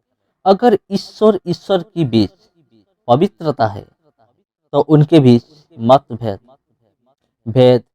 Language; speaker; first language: Hindi; non-native, local second language; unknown